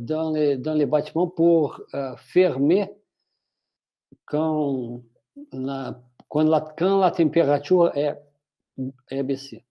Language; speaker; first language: French; non-native, fluent; Portuguese